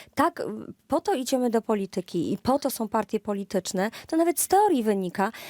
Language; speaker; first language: Polish; native; Polish